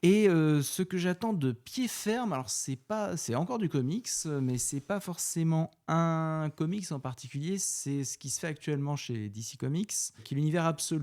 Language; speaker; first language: French; native; French